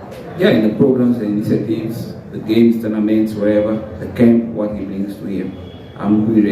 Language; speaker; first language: English; non-native, fluent; Spanish